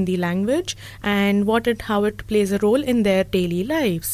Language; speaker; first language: English; non-native, local second language; Marathi